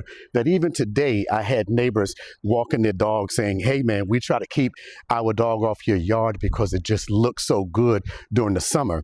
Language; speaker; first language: English; native; English